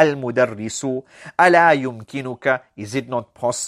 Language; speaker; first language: Arabic; non-native, fluent; English